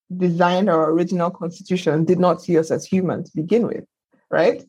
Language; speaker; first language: English; non-native, local second language; Yoruba